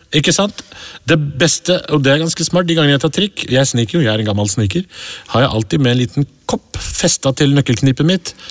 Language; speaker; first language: Norwegian; early bilingual, other home language; Urdu